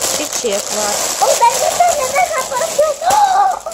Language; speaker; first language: Turkish; non-native, learner; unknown